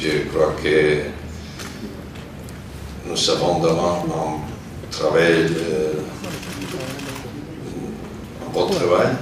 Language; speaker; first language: French; non-native, learner; Spanish